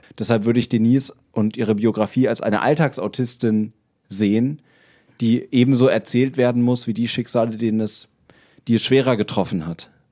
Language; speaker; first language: German; native; German